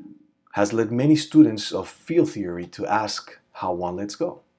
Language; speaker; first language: English; native; English